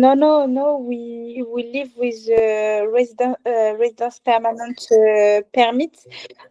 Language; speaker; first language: English; non-native, learner; French